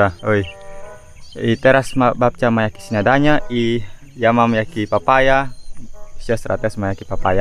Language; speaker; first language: Polish; non-native, learner; Balinese